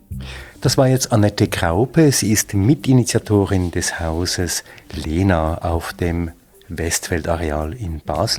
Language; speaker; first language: German; native; German